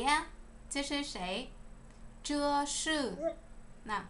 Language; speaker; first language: Chinese; non-native, learner; Vietnamese